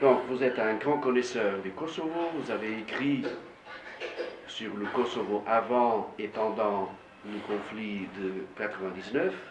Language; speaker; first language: French; non-native, fluent; Portuguese